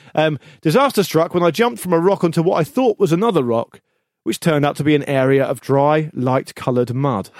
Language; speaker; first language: English; native; English